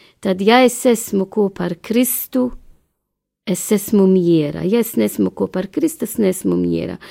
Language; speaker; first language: Latvian; non-native, learner; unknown